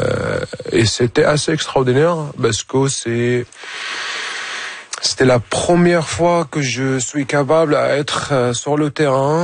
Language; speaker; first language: French; non-native, fluent; Arabic